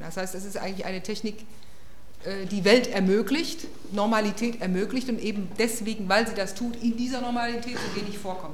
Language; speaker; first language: German; native; German